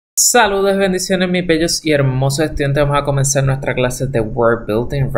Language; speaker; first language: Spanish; native; Spanish